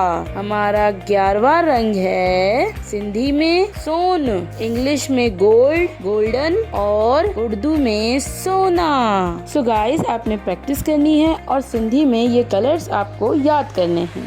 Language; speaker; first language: Hindi; non-native, local second language; Sindhi